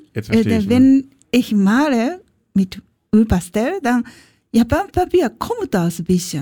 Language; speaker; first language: German; non-native, learner; Japanese